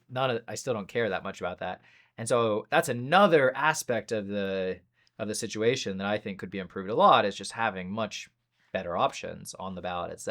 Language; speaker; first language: English; native; English